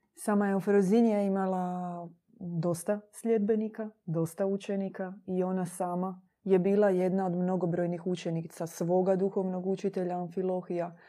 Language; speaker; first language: Croatian; native; Croatian